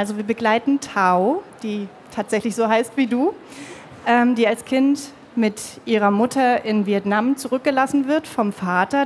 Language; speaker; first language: German; native; German